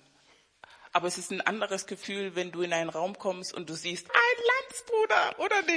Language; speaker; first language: German; non-native, fluent; Spanish